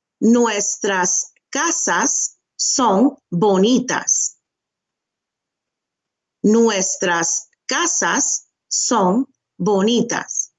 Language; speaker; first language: Spanish; non-native, fluent; English